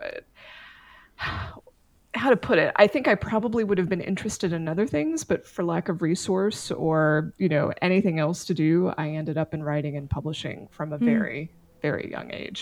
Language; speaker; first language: English; native; English